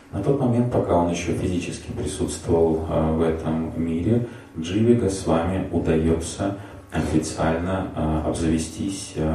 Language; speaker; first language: Russian; native; Russian